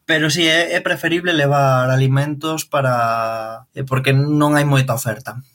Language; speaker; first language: Galician; non-native, local second language; Spanish